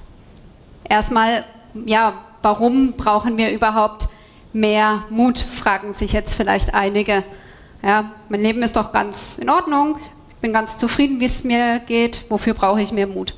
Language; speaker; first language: German; native; German